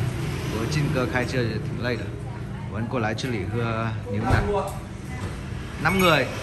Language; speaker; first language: Chinese; non-native, fluent; Vietnamese